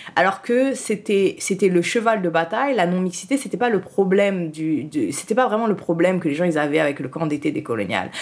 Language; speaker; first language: French; early bilingual, other home language; Haitian Creole